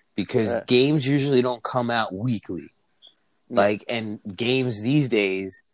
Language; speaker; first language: English; native; English